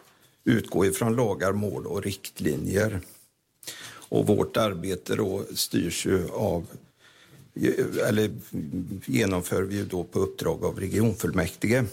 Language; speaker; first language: Swedish; native; Swedish